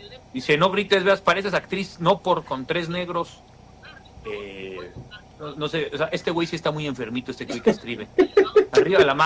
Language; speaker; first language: Spanish; native; Spanish